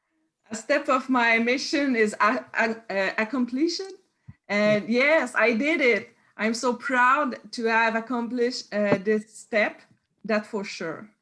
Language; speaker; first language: English; non-native, learner; French